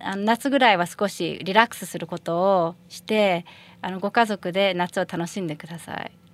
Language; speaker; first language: Japanese; early bilingual, heritage; Japanese